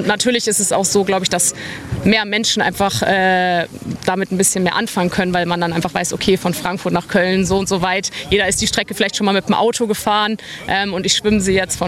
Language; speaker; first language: German; native; German